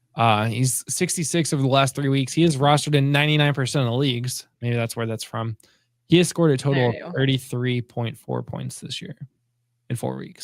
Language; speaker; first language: English; native; English